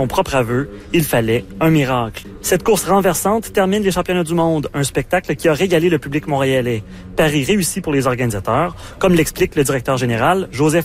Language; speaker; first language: French; native; French